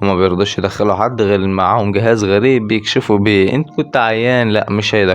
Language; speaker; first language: Arabic; native; Arabic